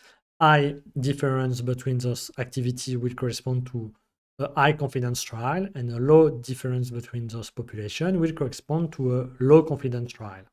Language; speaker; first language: English; non-native, fluent; French